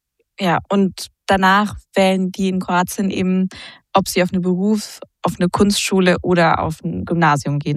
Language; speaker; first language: German; native; German